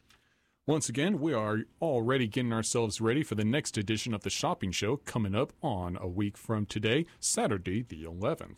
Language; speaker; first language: English; native; English